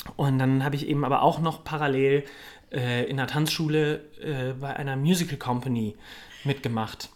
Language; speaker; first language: German; native; German